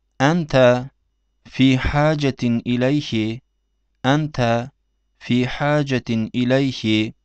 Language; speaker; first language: Arabic; non-native, fluent; Turkish